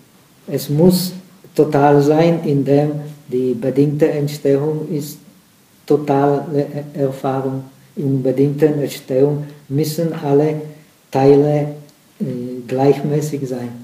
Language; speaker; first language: German; non-native, fluent; Czech